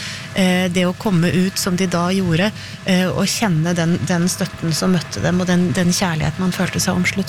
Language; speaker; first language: Norwegian; native; Norwegian